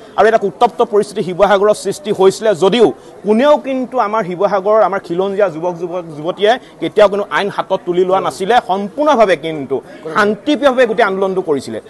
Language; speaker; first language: Assamese; native; Assamese